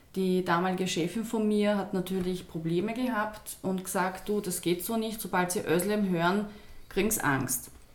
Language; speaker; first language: German; early bilingual, other home language; Turkish